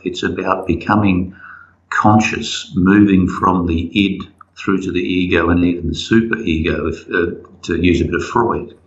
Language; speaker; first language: English; native; English